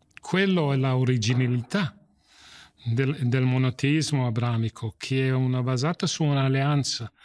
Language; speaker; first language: Italian; non-native, fluent; English